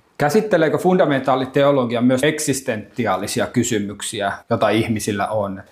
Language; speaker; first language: Finnish; native; Finnish